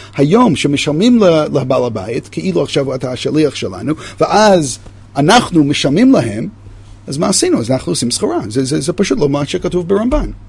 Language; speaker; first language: Hebrew; non-native, fluent; English